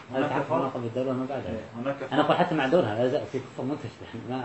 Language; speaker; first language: Arabic; native; Arabic